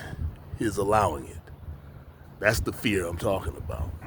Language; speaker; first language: English; native; English